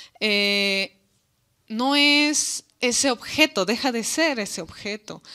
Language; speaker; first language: Spanish; native; Spanish